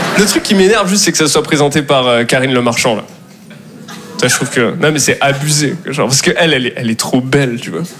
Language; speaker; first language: French; native; French